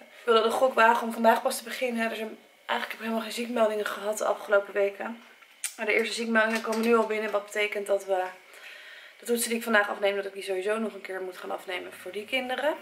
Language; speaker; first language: Dutch; native; Dutch